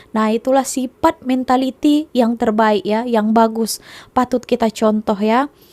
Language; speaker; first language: Indonesian; native; Indonesian